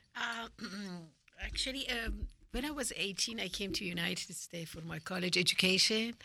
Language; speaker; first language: English; non-native, fluent; Persian